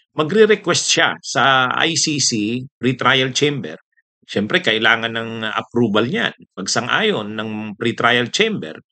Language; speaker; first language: Filipino; non-native, local second language; Bikol